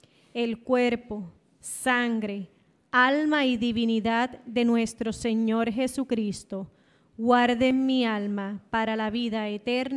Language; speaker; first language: Spanish; native; Spanish